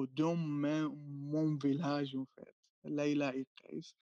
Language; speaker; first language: French; non-native, learner; Arabic